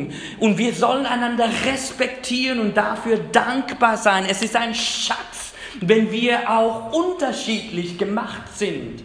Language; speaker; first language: German; non-native, fluent; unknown